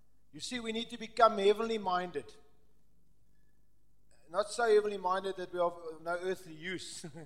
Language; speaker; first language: English; early bilingual, other home language; Afrikaans